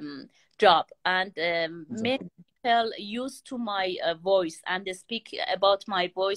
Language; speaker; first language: English; non-native, learner; Persian